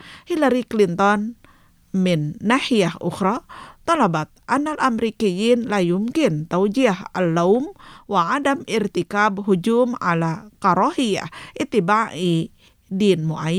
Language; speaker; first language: Arabic; non-native, fluent; Indonesian